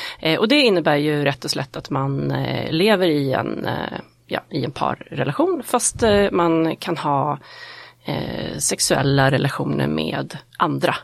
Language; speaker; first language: Swedish; native; Swedish